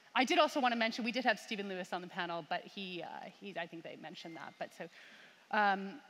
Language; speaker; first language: English; native; English